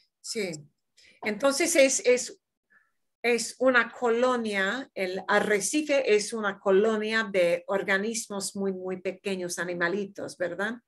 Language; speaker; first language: Spanish; non-native, fluent; English